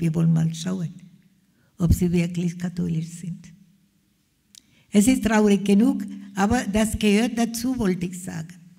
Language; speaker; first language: German; non-native, fluent; Malayalam